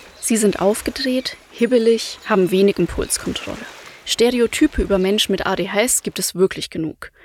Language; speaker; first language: German; native; German